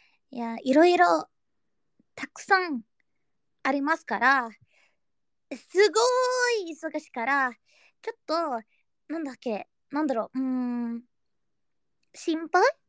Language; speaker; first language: Japanese; non-native, learner; Indonesian